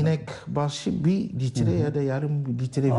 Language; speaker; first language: Turkish; non-native, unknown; Arabic